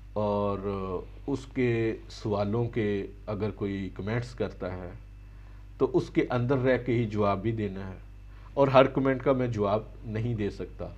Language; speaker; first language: Urdu; native; Urdu